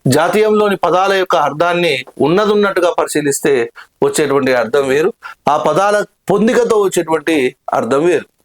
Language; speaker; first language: Telugu; native; Telugu